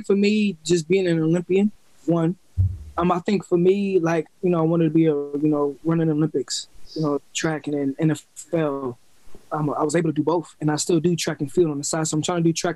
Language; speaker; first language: English; native; English